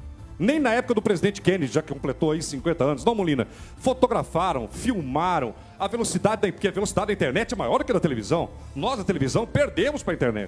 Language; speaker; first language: Portuguese; native; Portuguese